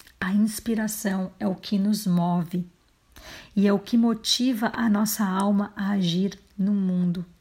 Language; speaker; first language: Portuguese; native; Portuguese